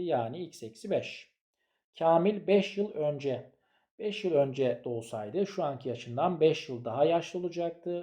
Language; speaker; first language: Turkish; native; Turkish